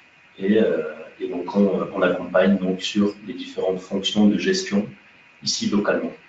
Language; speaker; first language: French; native; French